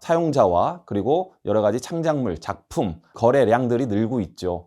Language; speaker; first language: Korean; native; Korean